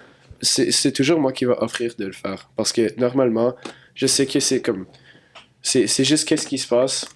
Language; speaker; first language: French; non-native, local second language; English